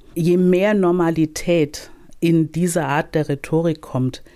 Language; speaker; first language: German; native; German